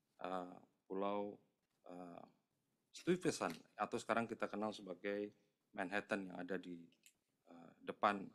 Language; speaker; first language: Indonesian; native; Indonesian